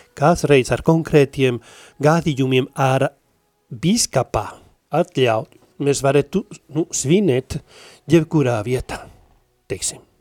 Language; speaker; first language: Latvian; non-native, fluent; Spanish